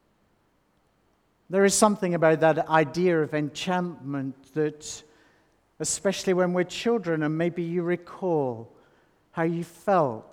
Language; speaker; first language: English; native; English